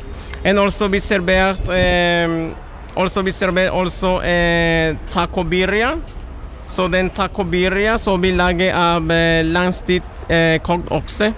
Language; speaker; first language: Norwegian; non-native, learner; Spanish